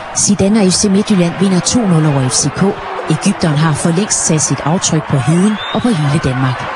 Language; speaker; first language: Danish; native; Danish